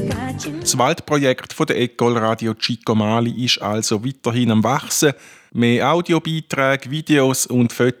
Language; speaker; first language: German; native; German